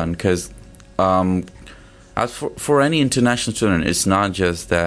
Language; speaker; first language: English; non-native, local second language; Punjabi